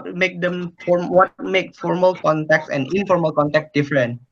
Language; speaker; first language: English; non-native, fluent; Indonesian